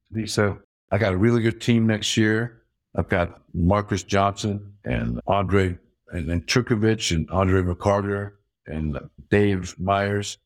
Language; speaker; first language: English; early bilingual, other home language; Dutch